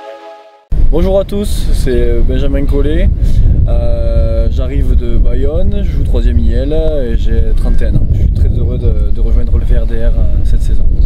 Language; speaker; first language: French; native; French